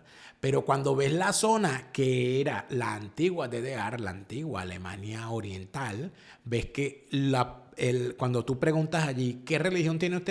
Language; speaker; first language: Spanish; native; Spanish